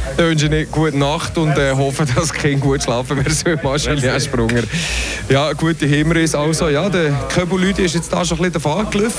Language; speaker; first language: German; native; German